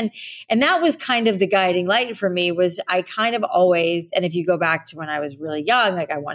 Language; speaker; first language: English; native; English